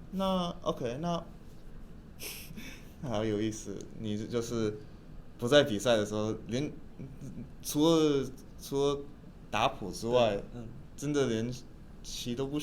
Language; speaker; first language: Chinese; early bilingual, heritage; English